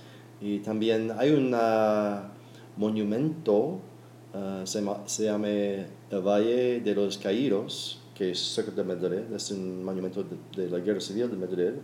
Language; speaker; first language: Spanish; non-native, learner; English